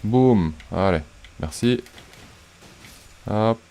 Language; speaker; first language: French; native; French